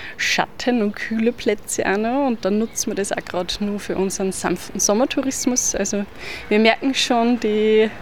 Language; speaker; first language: German; native; German